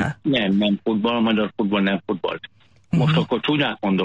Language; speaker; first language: Hungarian; non-native, fluent; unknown